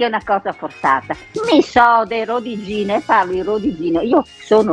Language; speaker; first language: Italian; non-native, local second language; Venetian